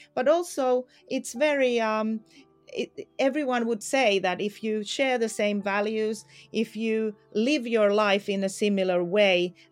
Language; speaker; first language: English; non-native, fluent; Finnish